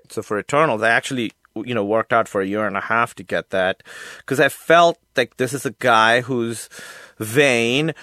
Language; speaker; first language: English; non-native, local second language; Urdu